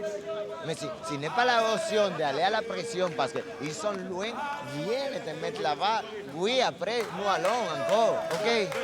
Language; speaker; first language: French; non-native, learner; Spanish